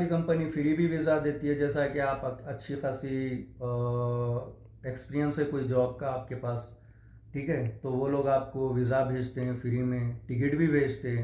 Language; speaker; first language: Hindi; native; Hindi